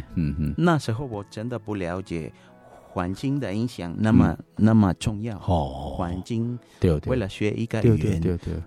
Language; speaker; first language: Chinese; non-native, fluent; Spanish